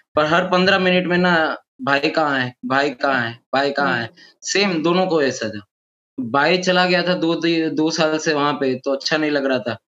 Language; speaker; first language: Hindi; non-native, local second language; Gujarati